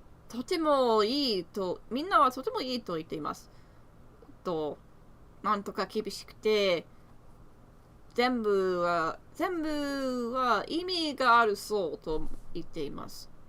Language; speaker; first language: Japanese; non-native, learner; English